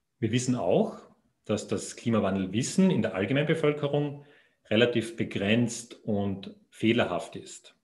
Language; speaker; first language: German; native; German